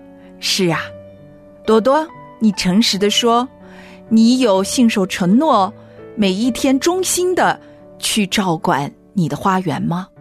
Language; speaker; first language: Chinese; native; Chinese